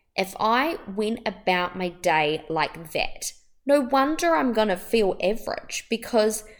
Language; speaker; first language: English; native; English